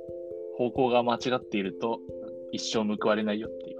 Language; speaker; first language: Japanese; native; Japanese